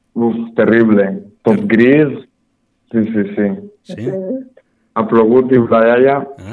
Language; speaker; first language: Catalan; native; Catalan